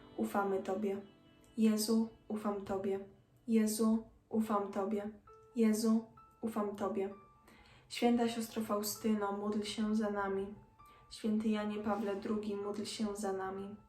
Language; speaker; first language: Polish; native; Polish